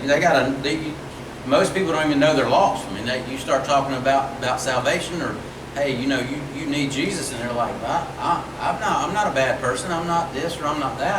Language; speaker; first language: English; native; English